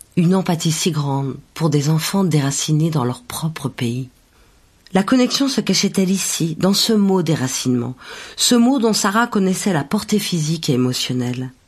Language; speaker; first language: French; native; French